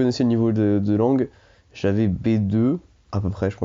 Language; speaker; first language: French; native; French